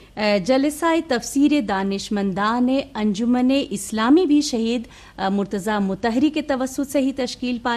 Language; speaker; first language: Urdu; native; Urdu